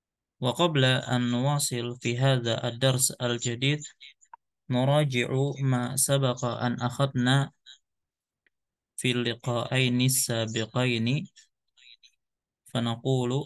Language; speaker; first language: Arabic; non-native, fluent; Indonesian